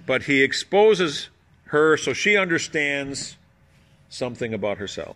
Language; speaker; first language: English; native; English